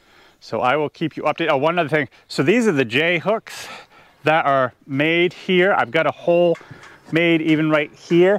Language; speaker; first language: English; native; English